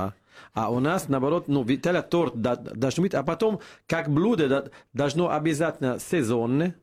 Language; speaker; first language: Russian; non-native, fluent; Italian